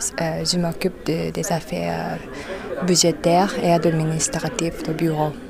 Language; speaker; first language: French; non-native, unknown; Japanese